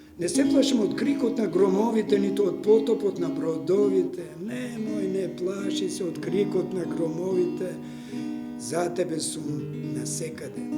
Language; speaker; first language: Macedonian; non-native, local second language; Serbian